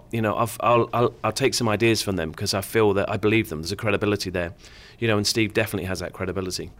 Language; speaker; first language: English; native; English